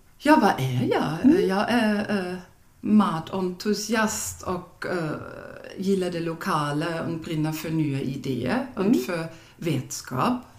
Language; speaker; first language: Swedish; non-native, fluent; German